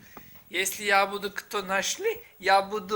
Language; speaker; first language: Russian; non-native, learner; Turkish